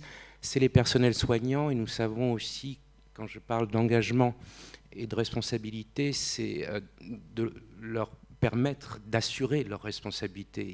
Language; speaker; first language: French; native; French